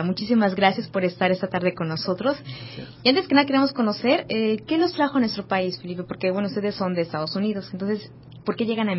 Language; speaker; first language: Spanish; native; Spanish